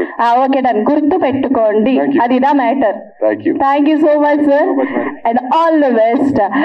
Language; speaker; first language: Telugu; native; Telugu